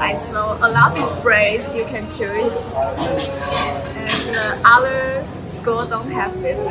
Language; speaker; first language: English; non-native, learner; Chinese